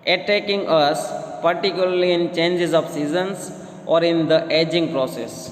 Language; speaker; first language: English; non-native, local second language; Gujarati